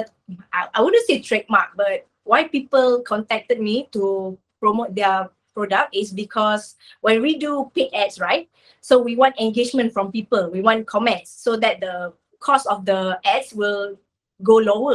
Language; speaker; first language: English; non-native, local second language; Malay